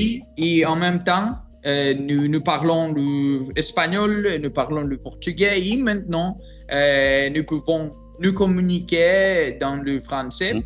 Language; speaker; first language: French; non-native, learner; Greek